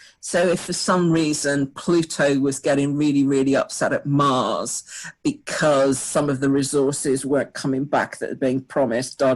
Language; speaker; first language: English; native; English